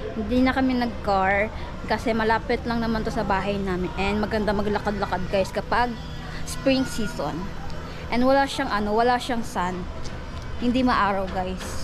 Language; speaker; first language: Filipino; native; Filipino